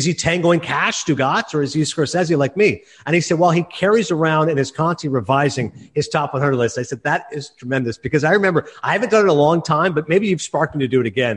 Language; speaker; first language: English; native; English